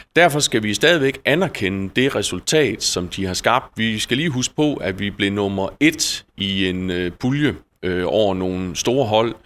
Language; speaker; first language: Danish; native; Danish